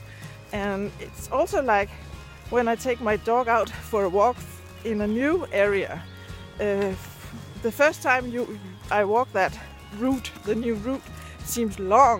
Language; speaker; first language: English; non-native, fluent; Danish